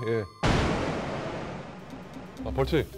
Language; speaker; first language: Korean; native; Korean